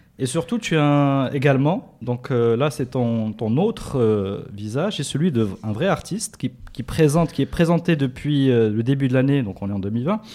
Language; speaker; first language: French; non-native, local second language; Arabic